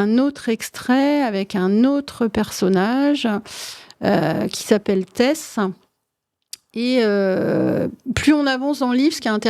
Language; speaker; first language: French; native; French